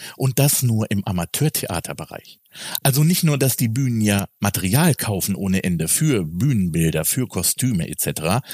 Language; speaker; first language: German; native; German